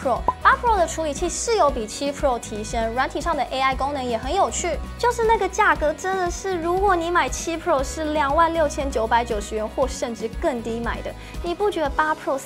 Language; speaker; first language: Chinese; native; Chinese